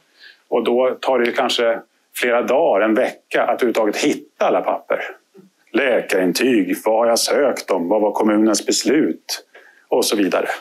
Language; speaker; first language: Swedish; native; Swedish